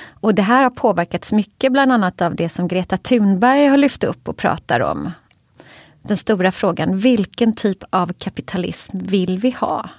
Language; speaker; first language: Swedish; native; Swedish